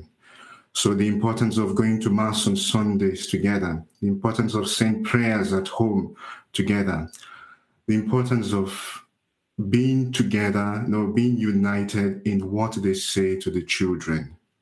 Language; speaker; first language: English; non-native, local second language; Igbo